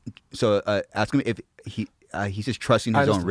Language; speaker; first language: English; native; English